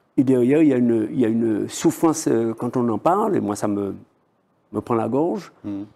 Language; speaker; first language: French; native; French